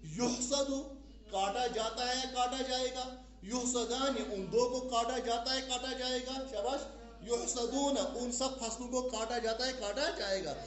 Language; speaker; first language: Urdu; non-native, local second language; Kashmiri